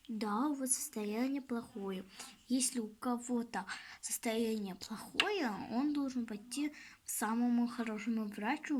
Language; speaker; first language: Russian; non-native, local second language; Kazakh